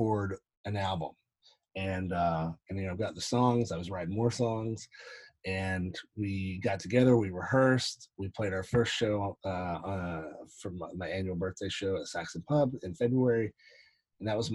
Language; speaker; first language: English; native; English